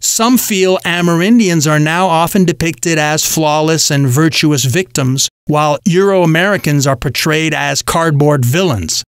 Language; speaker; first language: English; native; English